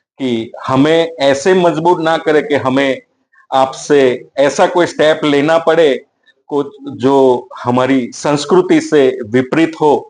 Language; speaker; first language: Hindi; non-native, local second language; Gujarati